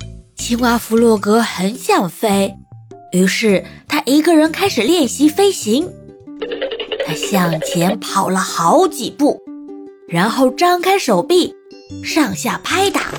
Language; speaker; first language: Chinese; native; Chinese